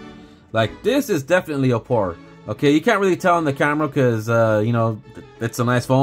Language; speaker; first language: English; native; English